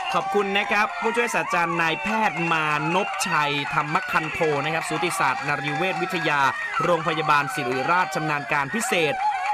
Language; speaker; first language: Thai; native; Thai